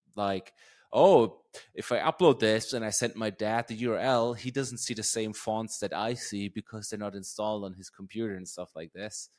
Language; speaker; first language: English; non-native, fluent; German